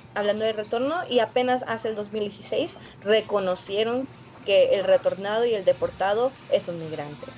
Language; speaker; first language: Spanish; early bilingual, heritage; Spanish